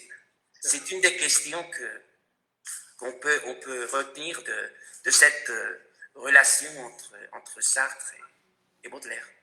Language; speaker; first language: French; non-native, fluent; Spanish